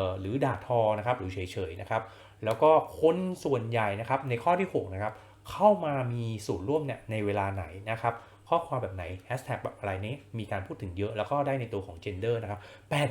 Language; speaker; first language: Thai; native; Thai